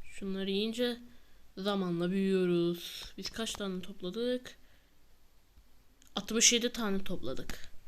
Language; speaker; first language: Turkish; native; Turkish